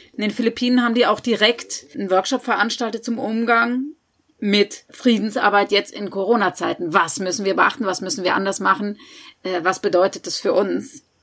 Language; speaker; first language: German; native; German